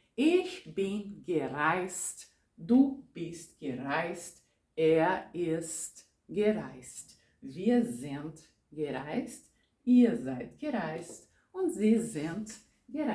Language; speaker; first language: German; non-native, fluent; Portuguese